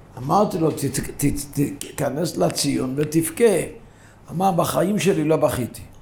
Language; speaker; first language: Hebrew; non-native, local second language; Yiddish